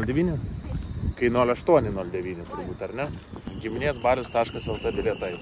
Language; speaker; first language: Lithuanian; native; Lithuanian